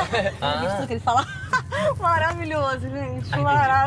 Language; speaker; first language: Portuguese; native; Portuguese